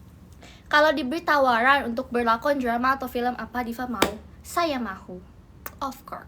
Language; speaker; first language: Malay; non-native, learner; Indonesian